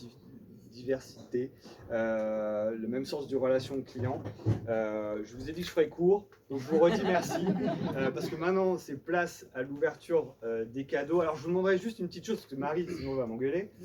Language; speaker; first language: French; native; French